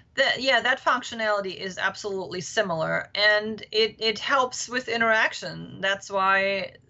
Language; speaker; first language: English; non-native, fluent; German